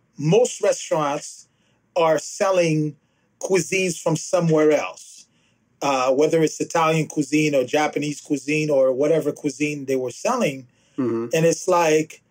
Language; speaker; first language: English; early bilingual, other home language; Haitian Creole